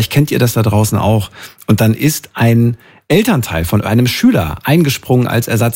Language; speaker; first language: German; native; German